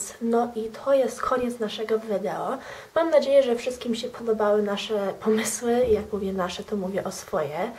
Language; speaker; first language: Polish; early bilingual, heritage; Polish